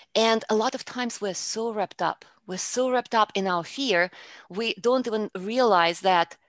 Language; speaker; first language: English; non-native, fluent; Russian